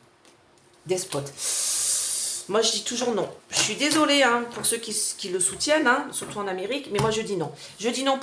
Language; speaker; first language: French; native; French